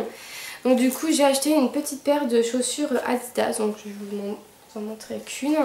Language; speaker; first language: French; native; French